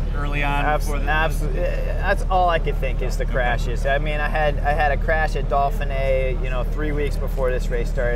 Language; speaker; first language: English; native; English